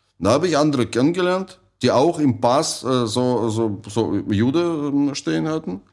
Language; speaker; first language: German; non-native, fluent; Russian